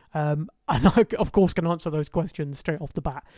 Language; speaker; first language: English; native; English